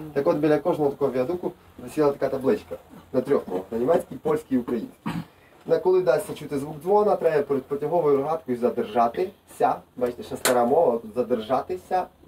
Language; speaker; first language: Ukrainian; native; Ukrainian